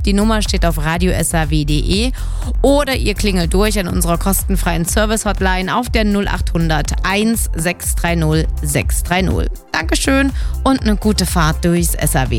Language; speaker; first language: German; native; German